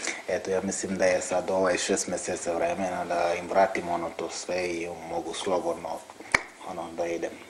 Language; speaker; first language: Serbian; non-native, fluent; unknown